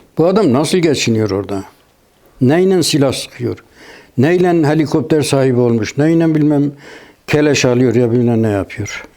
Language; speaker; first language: Turkish; non-native, local second language; Kurdish